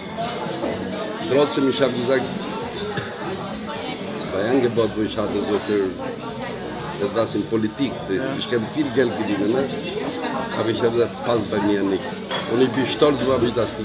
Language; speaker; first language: German; non-native, learner; Albanian